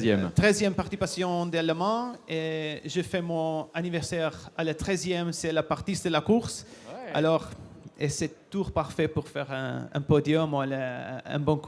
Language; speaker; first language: French; non-native, learner; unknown